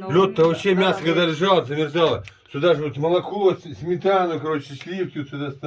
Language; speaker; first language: Russian; native; Russian